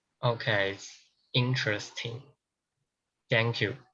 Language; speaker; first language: English; non-native, learner; Chinese